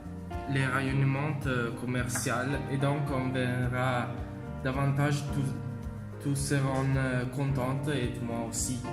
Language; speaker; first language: French; non-native, learner; Italian